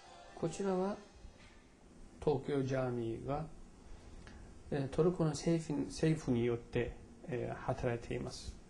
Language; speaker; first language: Japanese; non-native, fluent; Turkish